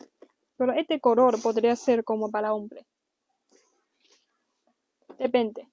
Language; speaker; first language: Spanish; non-native, learner; Chinese